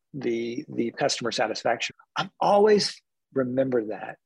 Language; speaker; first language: English; native; English